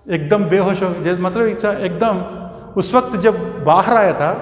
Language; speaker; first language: Hindi; non-native, local second language; Telugu